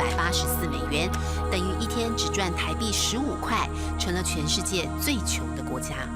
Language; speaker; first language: Chinese; native; Chinese